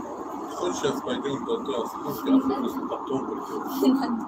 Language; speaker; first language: Russian; non-native, learner; Tajik